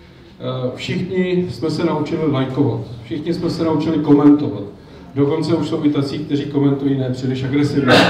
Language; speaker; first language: Czech; native; Czech